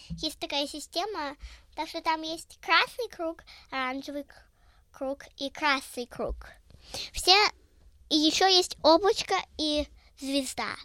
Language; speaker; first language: Russian; early bilingual, heritage; Russian